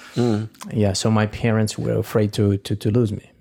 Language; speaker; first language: English; non-native, fluent; Russian